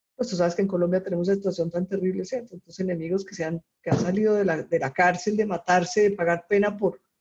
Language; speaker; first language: Spanish; native; Spanish